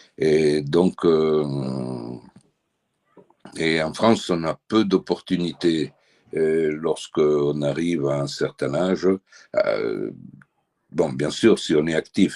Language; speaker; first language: French; early bilingual, heritage; French